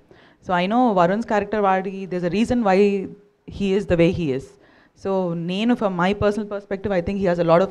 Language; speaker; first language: Telugu; native; Telugu